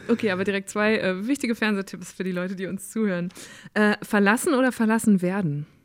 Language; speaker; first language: German; native; German